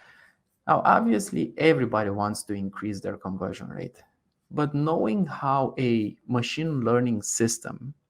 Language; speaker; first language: English; non-native, fluent; Romanian